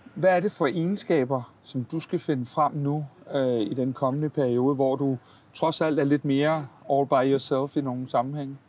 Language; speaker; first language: Danish; native; Danish